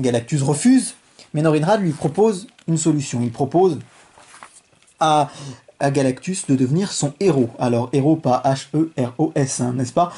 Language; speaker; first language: French; native; French